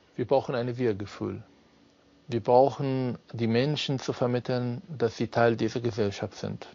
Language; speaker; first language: German; non-native, fluent; Arabic